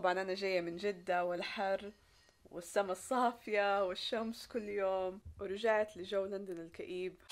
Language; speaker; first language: Arabic; native; Arabic